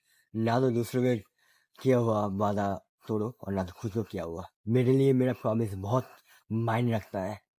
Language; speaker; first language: Hindi; non-native, local second language; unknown